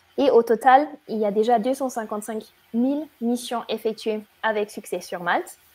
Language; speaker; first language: French; non-native, fluent; German